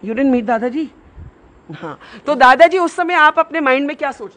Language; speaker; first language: Hindi; native; Hindi